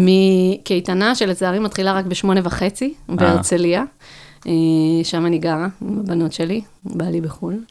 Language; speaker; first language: Hebrew; native; Hebrew